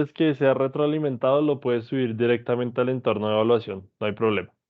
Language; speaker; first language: Spanish; native; Spanish